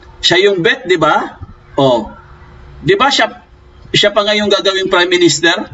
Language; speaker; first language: Filipino; non-native, local second language; Cebuano